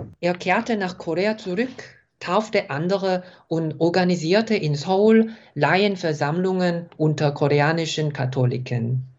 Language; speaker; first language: German; non-native, fluent; Korean